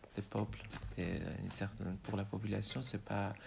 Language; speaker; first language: French; non-native, fluent; Persian